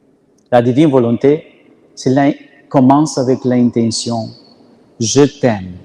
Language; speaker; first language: French; non-native, learner; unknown